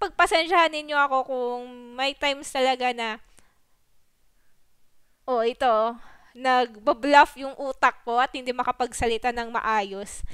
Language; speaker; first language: Filipino; non-native, local second language; Waray